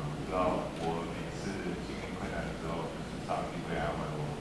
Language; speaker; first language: Chinese; early bilingual, heritage; English